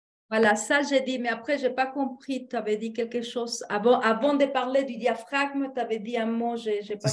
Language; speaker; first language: French; non-native, fluent; Spanish